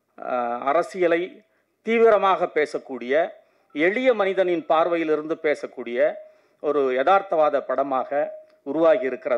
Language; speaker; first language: Tamil; native; Tamil